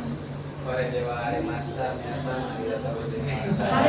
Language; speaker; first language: Japanese; non-native, learner; Indonesian